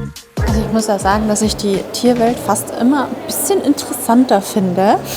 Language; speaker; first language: German; native; German